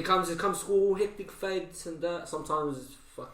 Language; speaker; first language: English; native; English